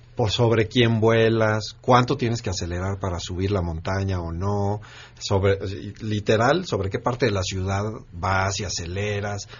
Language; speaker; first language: Spanish; native; Spanish